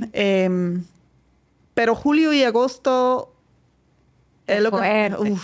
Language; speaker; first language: Spanish; non-native, fluent; Dutch